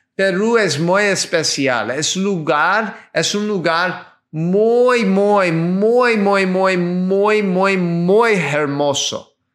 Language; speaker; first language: Spanish; non-native, learner; English